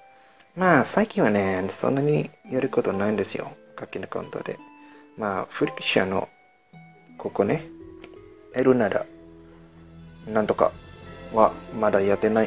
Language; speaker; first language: Japanese; non-native, learner; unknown